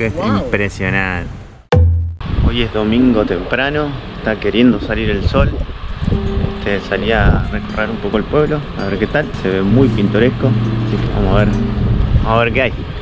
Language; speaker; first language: Spanish; native; Spanish